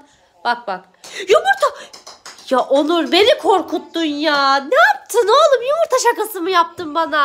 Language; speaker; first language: Turkish; native; Turkish